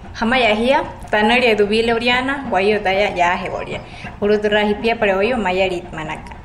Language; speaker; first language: Spanish; non-native, local second language; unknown